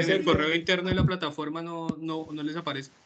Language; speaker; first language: Spanish; native; Spanish